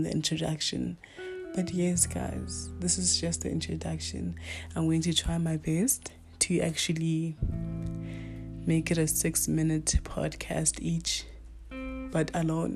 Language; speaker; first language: English; non-native, local second language; Northern Sotho